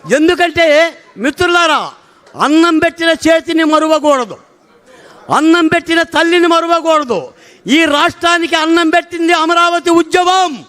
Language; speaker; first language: Telugu; native; Telugu